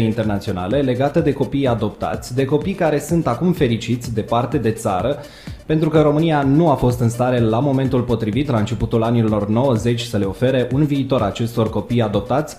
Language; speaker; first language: Romanian; native; Romanian